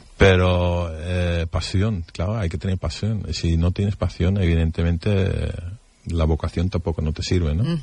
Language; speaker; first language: Spanish; non-native, fluent; Dutch